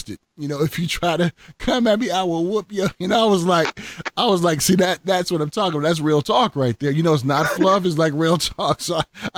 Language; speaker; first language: English; native; English